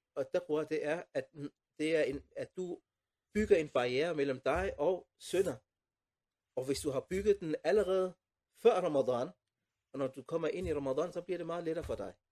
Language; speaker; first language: Danish; non-native, fluent; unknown